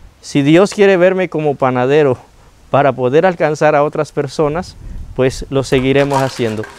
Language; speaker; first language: Spanish; native; Spanish